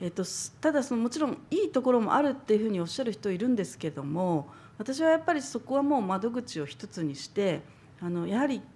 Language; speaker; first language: Japanese; native; Japanese